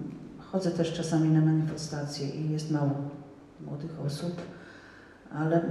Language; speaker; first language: Polish; non-native, fluent; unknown